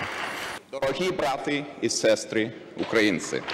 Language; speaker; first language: Ukrainian; non-native, learner; Lithuanian